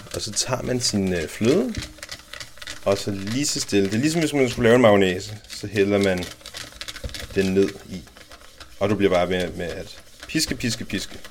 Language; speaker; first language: Danish; native; Danish